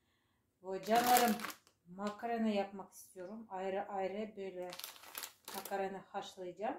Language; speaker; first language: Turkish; non-native, fluent; Russian